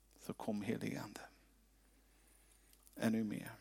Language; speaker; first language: Swedish; non-native, fluent; English